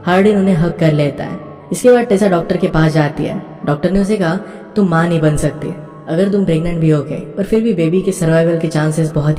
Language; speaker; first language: Hindi; native; Hindi